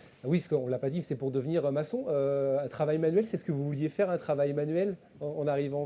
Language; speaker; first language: French; native; French